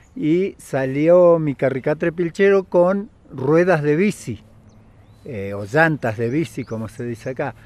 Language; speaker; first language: Spanish; native; Spanish